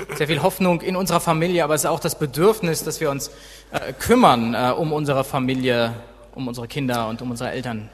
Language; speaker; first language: German; native; German